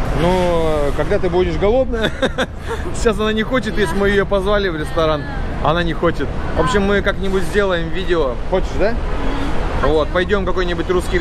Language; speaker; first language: Russian; native; Russian